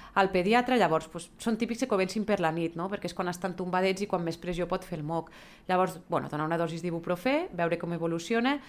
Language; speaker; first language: Catalan; native; Catalan